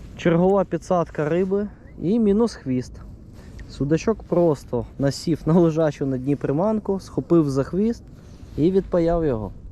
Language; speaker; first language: Ukrainian; non-native, local second language; Russian